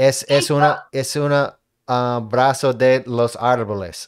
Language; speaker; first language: Spanish; non-native, learner; English